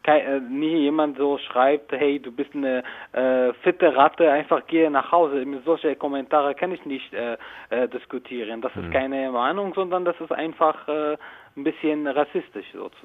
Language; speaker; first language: German; non-native, learner; Arabic